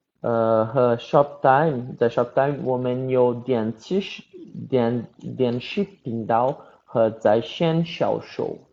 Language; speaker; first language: Chinese; non-native, learner; Portuguese